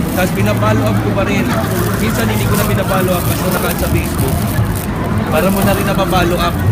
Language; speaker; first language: Filipino; non-native, local second language; Bikol